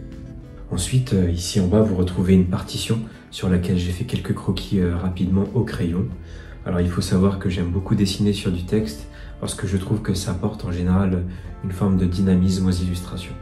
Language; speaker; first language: French; native; French